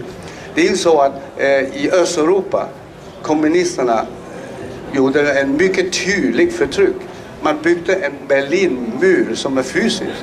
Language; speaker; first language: Swedish; non-native, fluent; Chinese